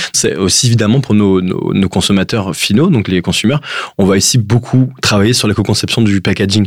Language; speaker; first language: French; native; French